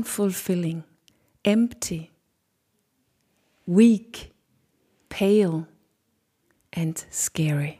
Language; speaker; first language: English; non-native, fluent; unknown